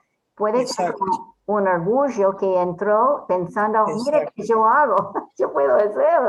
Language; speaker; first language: Spanish; non-native, fluent; English